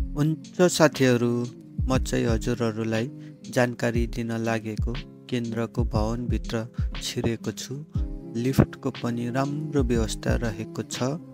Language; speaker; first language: Nepali; native; Nepali